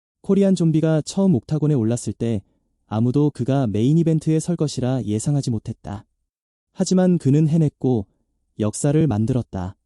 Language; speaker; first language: Korean; native; Korean